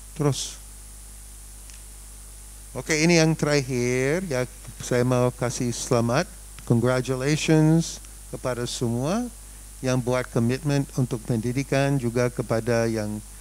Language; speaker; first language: Indonesian; non-native, fluent; English